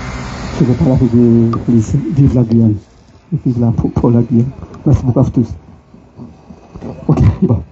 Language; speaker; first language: French; non-native, local second language; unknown